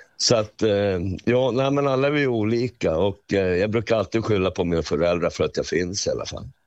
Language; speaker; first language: Swedish; native; Swedish